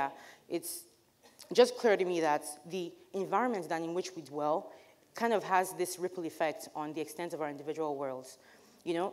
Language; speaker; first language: English; non-native, local second language; Igbo